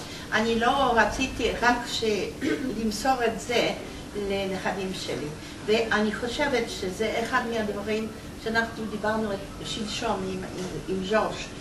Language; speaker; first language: Hebrew; non-native, fluent; Polish